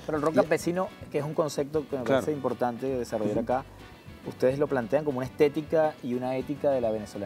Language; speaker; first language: Spanish; native; Spanish